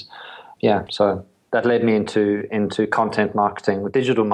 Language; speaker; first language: English; native; English